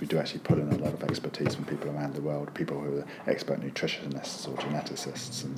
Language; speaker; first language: English; native; English